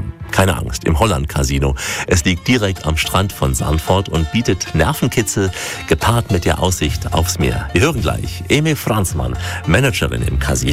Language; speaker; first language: German; native; German